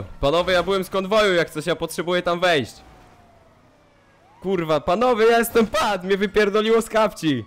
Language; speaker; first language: Polish; native; Polish